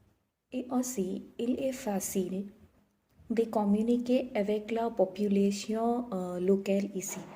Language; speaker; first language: French; non-native, learner; Odia